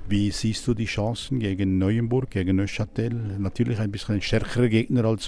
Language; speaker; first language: German; native; German